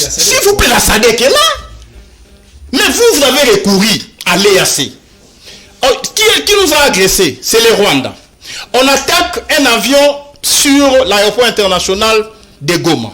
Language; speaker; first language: French; non-native, local second language; Lingala